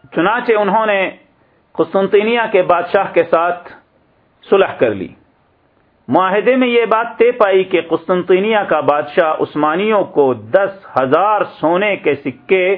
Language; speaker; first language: Urdu; native; Urdu